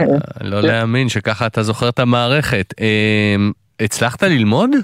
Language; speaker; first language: Hebrew; native; Hebrew